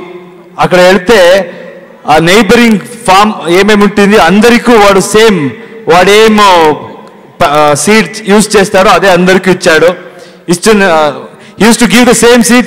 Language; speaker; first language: Telugu; non-native, learner; Kannada